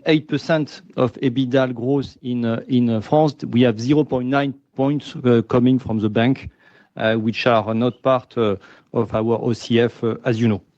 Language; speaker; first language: English; non-native, fluent; French